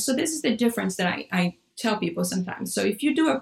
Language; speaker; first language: English; non-native, fluent; Portuguese